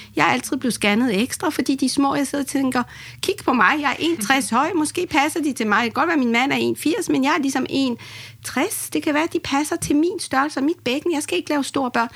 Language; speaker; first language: Danish; early bilingual, other home language; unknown